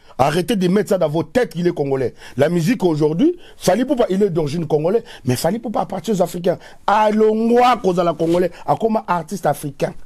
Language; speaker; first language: French; non-native, local second language; Lingala